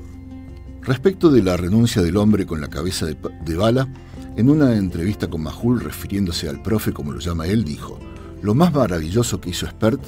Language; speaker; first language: Spanish; native; Spanish